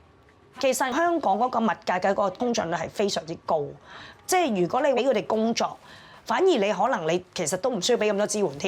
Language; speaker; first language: Cantonese; native; Cantonese